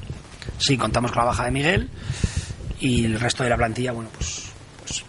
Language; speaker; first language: Spanish; native; Spanish